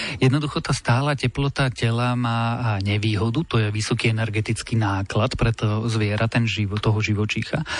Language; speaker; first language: Slovak; native; Slovak